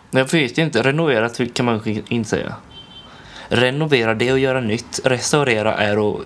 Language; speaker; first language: Swedish; native; Swedish